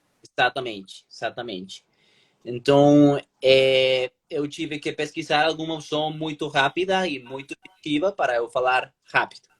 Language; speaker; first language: Portuguese; non-native, learner; Spanish